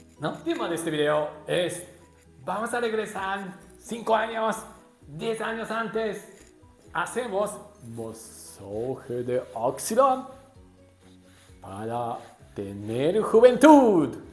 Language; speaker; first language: Spanish; non-native, learner; Japanese